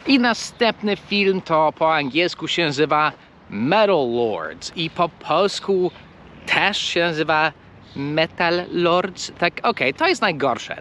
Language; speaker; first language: Polish; non-native, fluent; English